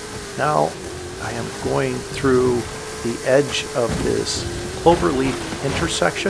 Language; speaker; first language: English; native; English